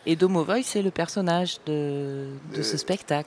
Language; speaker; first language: French; native; French